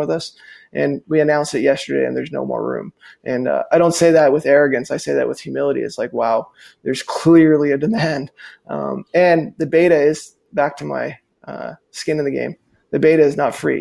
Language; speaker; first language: English; native; English